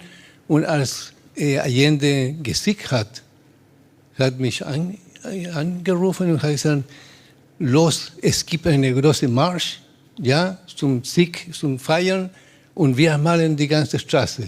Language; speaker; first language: German; non-native, learner; Spanish